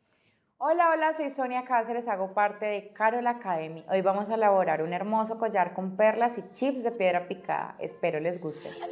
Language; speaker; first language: Spanish; native; Spanish